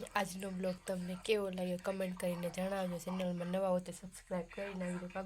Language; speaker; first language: Gujarati; native; Gujarati